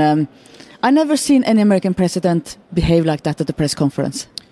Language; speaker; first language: English; non-native, fluent; Norwegian